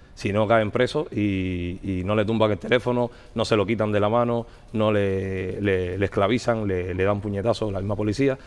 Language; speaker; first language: Spanish; native; Spanish